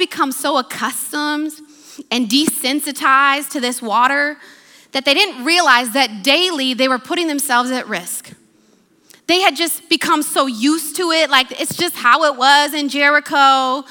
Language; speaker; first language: English; native; English